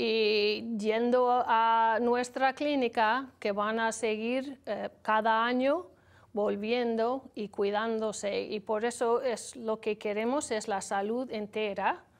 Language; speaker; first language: Spanish; non-native, learner; English